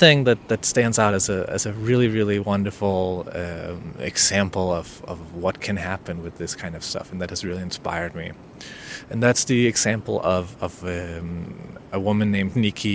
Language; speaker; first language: English; non-native, fluent; Danish